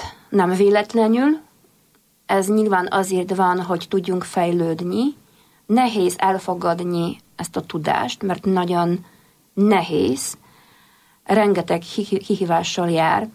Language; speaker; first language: Hungarian; non-native, fluent; Polish